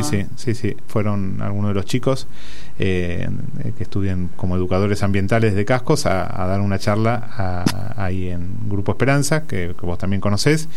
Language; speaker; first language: Spanish; native; Spanish